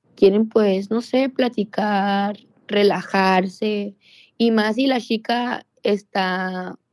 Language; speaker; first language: Spanish; native; Spanish